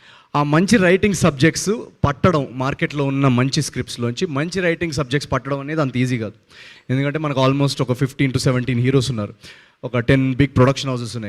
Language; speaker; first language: Telugu; native; Telugu